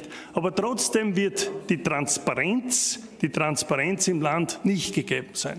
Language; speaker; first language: German; native; German